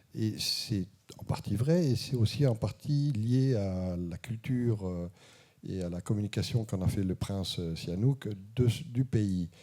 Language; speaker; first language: French; early bilingual, heritage; French